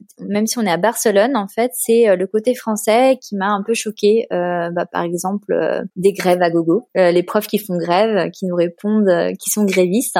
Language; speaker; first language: French; native; French